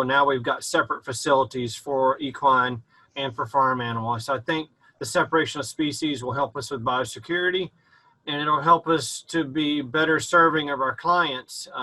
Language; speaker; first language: English; native; English